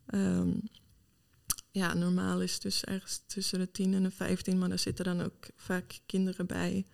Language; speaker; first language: Dutch; non-native, fluent; Swedish